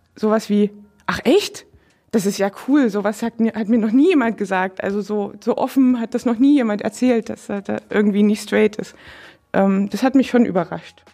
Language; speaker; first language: German; native; German